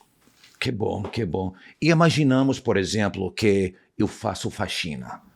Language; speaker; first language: Portuguese; non-native, fluent; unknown